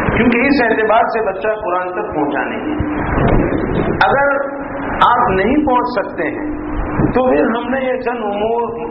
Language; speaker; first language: Urdu; non-native, local second language; Gujarati